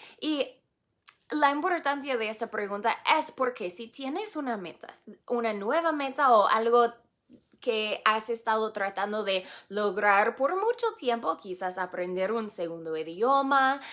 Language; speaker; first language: Spanish; non-native, fluent; English